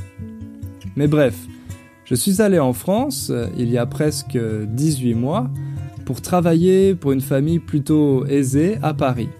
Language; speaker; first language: French; native; French